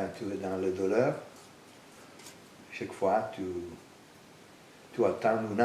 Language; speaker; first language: French; non-native, fluent; Italian